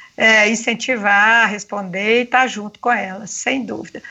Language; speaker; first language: Portuguese; native; Portuguese